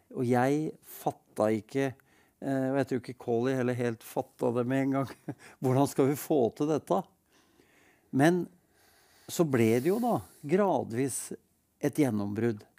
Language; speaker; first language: Norwegian; native; Norwegian